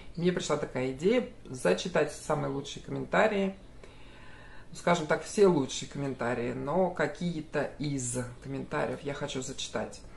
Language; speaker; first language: Russian; native; Russian